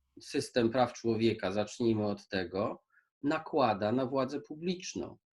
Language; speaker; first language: Polish; native; Polish